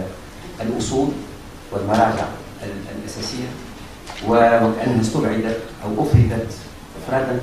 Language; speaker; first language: Arabic; native; Arabic